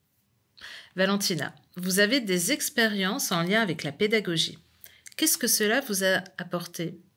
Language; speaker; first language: French; native; French